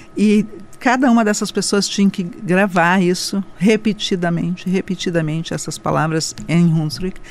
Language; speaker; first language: Portuguese; non-native, local second language; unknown